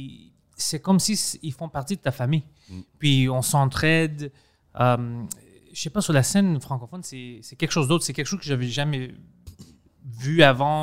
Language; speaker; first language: French; non-native, local second language; English